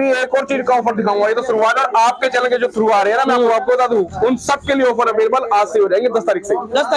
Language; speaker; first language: Hindi; native; Hindi